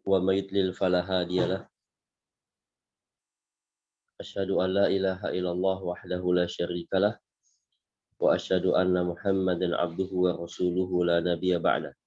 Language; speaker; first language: Arabic; non-native, fluent; Indonesian